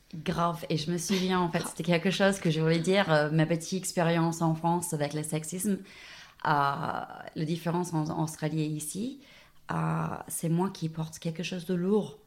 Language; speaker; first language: French; non-native, fluent; English